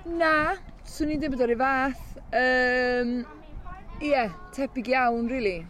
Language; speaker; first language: Welsh; native; Welsh